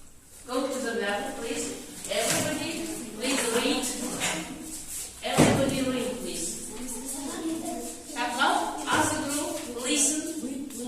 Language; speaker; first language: English; non-native, learner; Russian